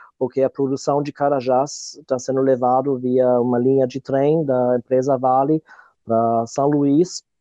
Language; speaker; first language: Portuguese; non-native, fluent; German